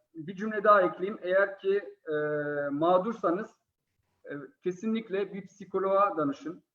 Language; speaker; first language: Turkish; early bilingual, heritage; Turkish